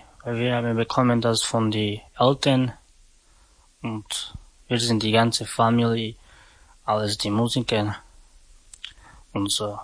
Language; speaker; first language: German; non-native, learner; Slovak